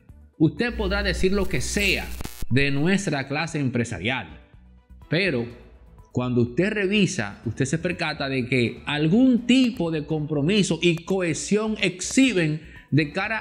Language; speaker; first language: Spanish; native; Spanish